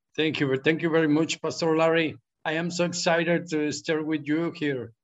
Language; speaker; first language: English; non-native, learner; Spanish